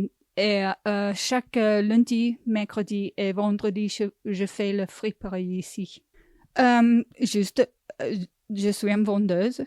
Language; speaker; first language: French; non-native, learner; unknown